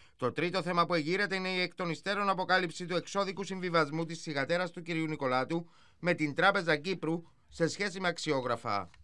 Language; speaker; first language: Greek; native; Greek